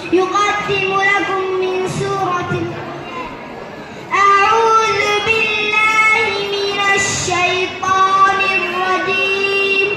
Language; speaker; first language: Arabic; non-native, learner; Oromo